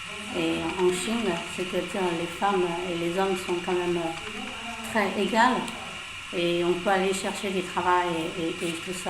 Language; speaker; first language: French; non-native, fluent; Chinese